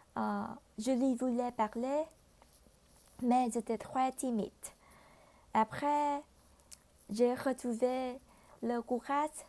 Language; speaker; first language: French; non-native, learner; Vietnamese